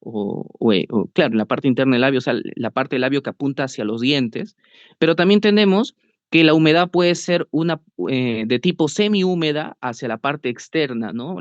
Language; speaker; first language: Spanish; native; Spanish